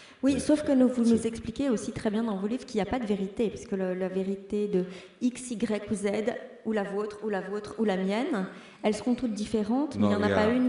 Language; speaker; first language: French; native; French